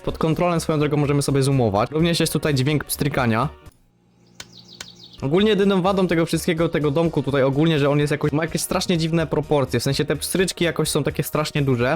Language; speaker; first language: Polish; native; Polish